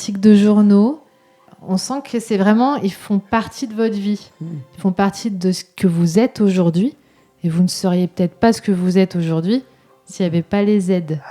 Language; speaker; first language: French; native; French